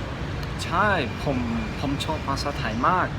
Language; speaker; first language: Thai; non-native, learner; English